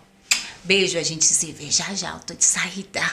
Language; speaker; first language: Portuguese; native; Portuguese